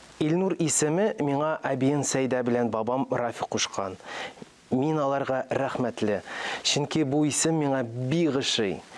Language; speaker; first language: Tatar; non-native, local second language; Russian